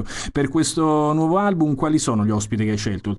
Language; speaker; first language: Italian; native; Italian